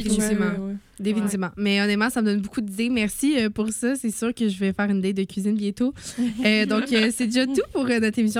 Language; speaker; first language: French; native; French